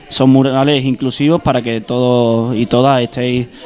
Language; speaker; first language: Spanish; native; Spanish